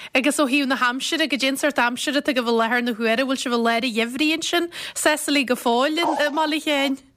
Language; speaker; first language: Irish; native; Irish